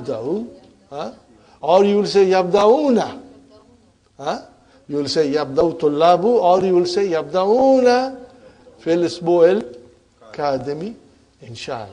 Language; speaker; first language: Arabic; non-native, fluent; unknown